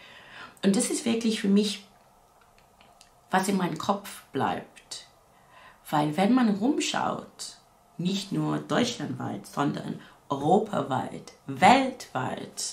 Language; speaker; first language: German; non-native, fluent; English